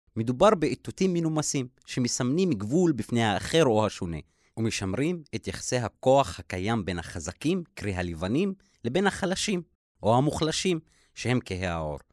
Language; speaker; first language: Hebrew; non-native, local second language; Arabic